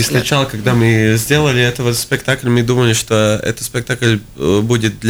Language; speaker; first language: Russian; non-native, local second language; Latvian